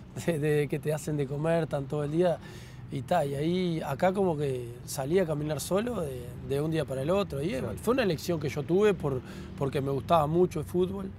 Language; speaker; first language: Spanish; native; Spanish